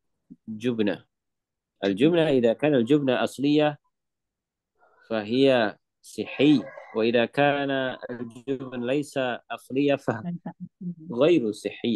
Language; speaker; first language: Arabic; non-native, fluent; Indonesian